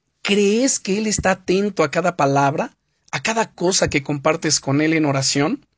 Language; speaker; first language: Spanish; native; Spanish